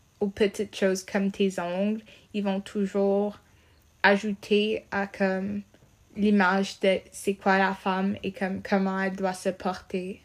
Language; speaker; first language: French; non-native, local second language; English